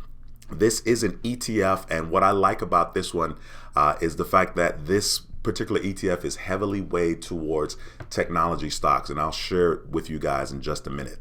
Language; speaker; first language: English; native; English